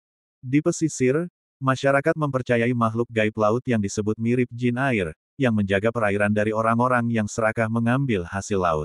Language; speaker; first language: Indonesian; native; Indonesian